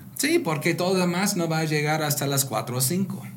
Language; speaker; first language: Spanish; non-native, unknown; English